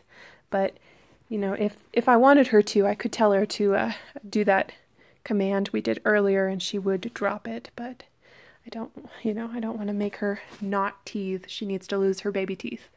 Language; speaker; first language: English; native; English